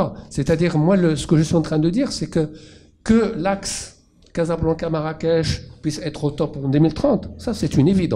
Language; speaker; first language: French; non-native, local second language; Arabic